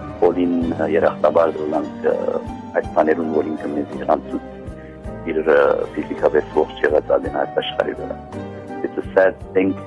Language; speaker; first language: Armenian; early bilingual, heritage; Armenian